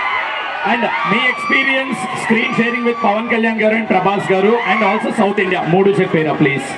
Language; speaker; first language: Telugu; native; Telugu